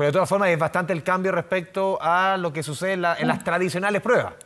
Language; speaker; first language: Spanish; native; Spanish